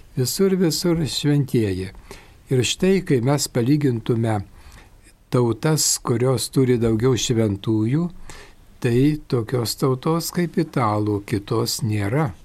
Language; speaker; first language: Lithuanian; native; Lithuanian